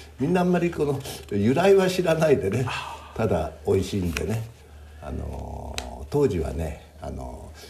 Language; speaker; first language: Japanese; native; Japanese